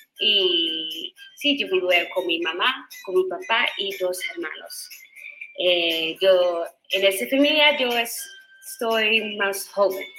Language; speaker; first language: Spanish; non-native, learner; Dutch